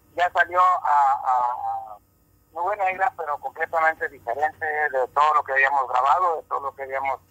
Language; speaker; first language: Spanish; native; Spanish